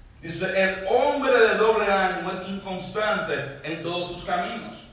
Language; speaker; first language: Spanish; native; Spanish